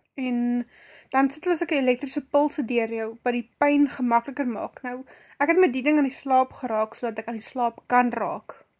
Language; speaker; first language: Afrikaans; native; Afrikaans